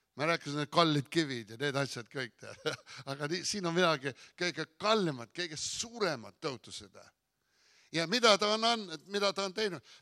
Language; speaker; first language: Estonian; early bilingual, heritage; Estonian